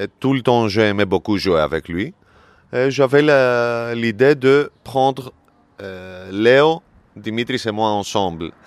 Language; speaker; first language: French; non-native, learner; Greek